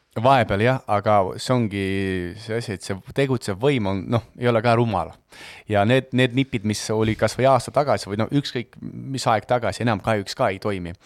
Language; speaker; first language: Estonian; non-native, local second language; Russian